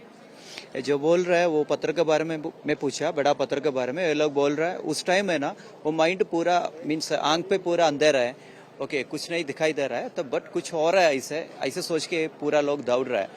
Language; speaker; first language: Hindi; non-native, local second language; Malayalam